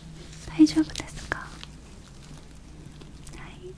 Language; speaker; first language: Japanese; non-native, learner; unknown